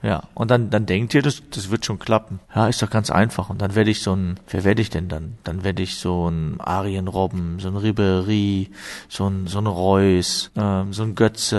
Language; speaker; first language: German; native; German